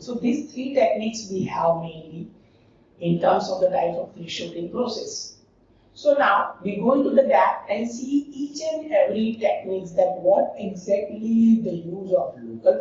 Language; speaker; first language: English; non-native, local second language; Gujarati